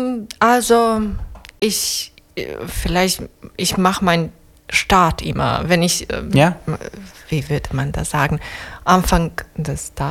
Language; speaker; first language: German; non-native, learner; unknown